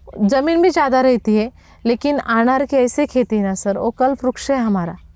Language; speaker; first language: Hindi; non-native, local second language; Marathi